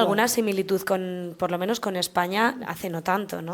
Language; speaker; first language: Spanish; native; Spanish